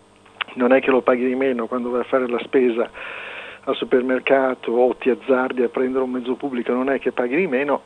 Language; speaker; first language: Italian; native; Italian